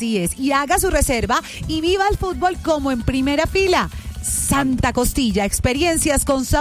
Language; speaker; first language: Spanish; native; Spanish